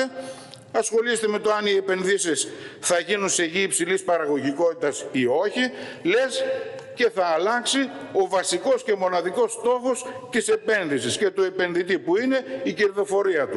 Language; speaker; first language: Greek; native; Greek